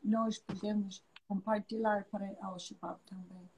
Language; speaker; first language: Portuguese; non-native, fluent; English